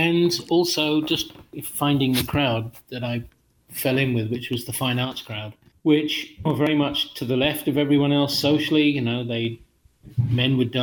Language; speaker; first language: English; native; English